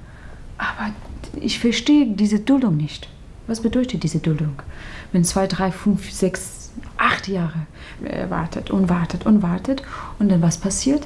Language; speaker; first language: German; non-native, learner; Persian